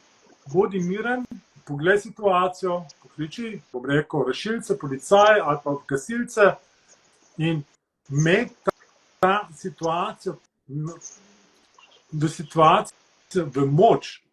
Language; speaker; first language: Slovenian; early bilingual, heritage; Slovenian